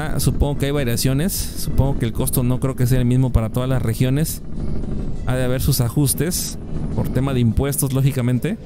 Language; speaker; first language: Spanish; native; Spanish